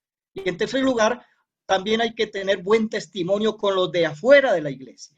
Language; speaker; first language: Spanish; native; Spanish